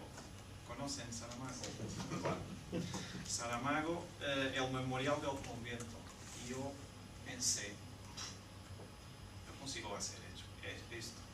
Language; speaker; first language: Spanish; non-native, fluent; Portuguese